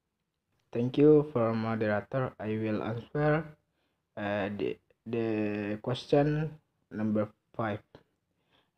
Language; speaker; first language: English; non-native, learner; Indonesian